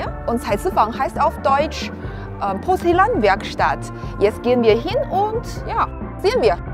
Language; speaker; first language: German; non-native, fluent; Chinese